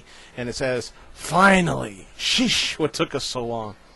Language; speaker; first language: English; native; English